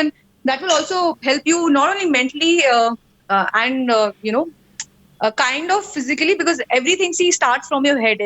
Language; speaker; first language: English; non-native, local second language; Hindi